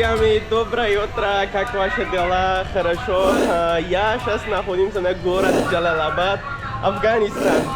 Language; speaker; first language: Russian; non-native, learner; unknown